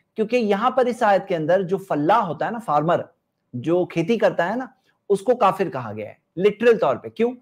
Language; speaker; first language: Hindi; non-native, local second language; Urdu